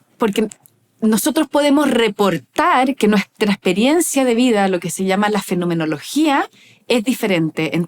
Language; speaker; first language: Spanish; native; Spanish